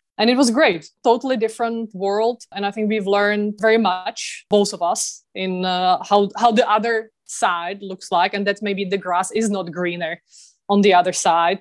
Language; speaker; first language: English; non-native, fluent; Czech